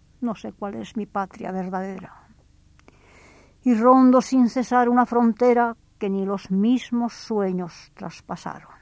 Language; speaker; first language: Spanish; native; Spanish